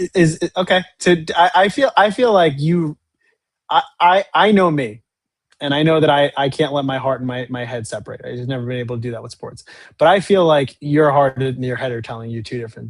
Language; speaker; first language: English; native; English